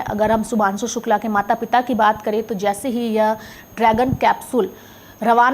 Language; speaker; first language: Hindi; native; Hindi